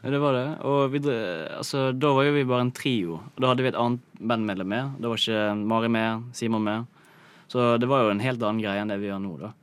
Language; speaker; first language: Norwegian; native; Norwegian